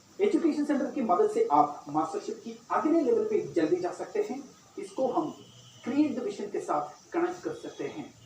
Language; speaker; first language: Hindi; non-native, local second language; Malayalam